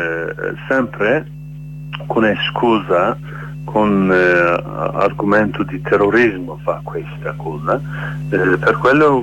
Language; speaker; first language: Italian; non-native, learner; Kurdish